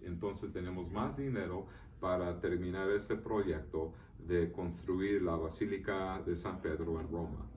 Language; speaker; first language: Spanish; early bilingual, heritage; Spanish